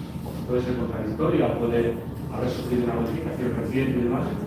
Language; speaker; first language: Spanish; native; Spanish